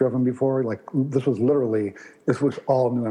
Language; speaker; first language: English; native; English